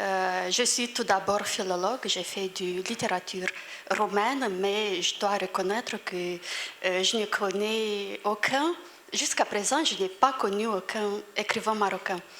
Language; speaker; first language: French; non-native, fluent; Romanian